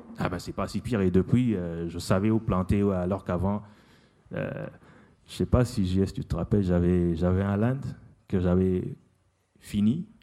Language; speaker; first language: French; non-native, local second language; Lingala